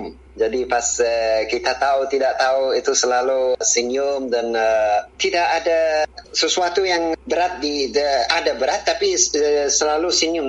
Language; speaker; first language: Indonesian; non-native, fluent; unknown